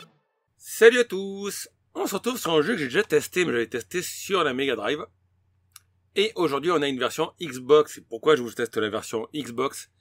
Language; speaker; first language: French; native; French